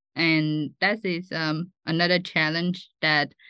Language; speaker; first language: English; non-native, fluent; Vietnamese